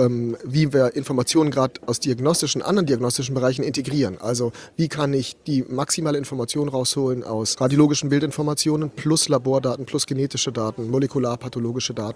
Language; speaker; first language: German; native; German